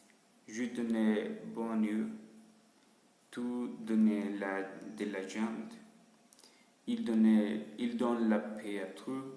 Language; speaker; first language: French; non-native, learner; Spanish